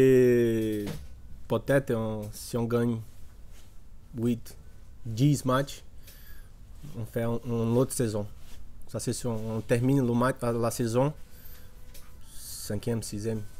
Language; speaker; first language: French; non-native, learner; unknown